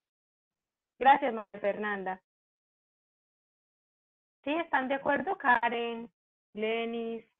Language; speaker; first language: Spanish; native; Spanish